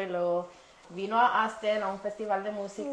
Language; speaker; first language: Spanish; early bilingual, heritage; Spanish